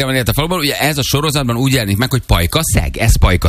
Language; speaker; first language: Hungarian; native; Hungarian